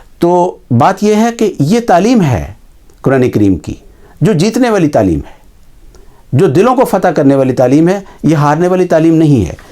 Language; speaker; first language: Urdu; native; Urdu